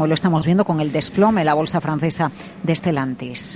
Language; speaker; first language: Spanish; native; Spanish